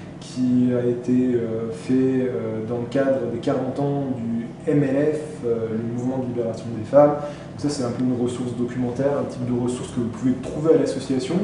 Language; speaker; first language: French; native; French